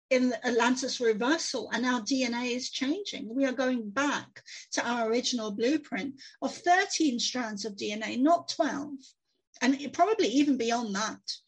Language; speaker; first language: English; native; English